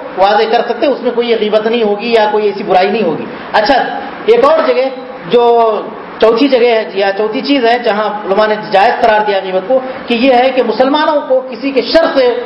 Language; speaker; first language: Urdu; native; Urdu